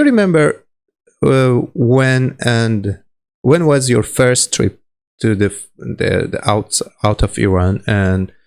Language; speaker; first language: English; non-native, learner; Persian